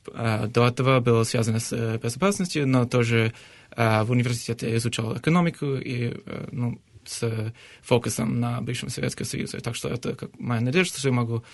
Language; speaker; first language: Russian; non-native, fluent; English